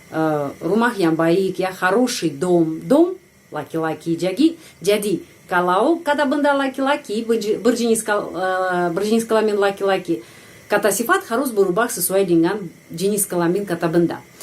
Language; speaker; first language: Indonesian; non-native, fluent; Russian